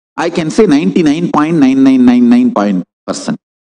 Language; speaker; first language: English; non-native, local second language; Tamil